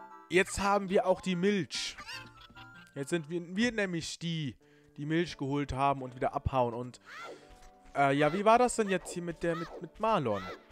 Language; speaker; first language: German; native; German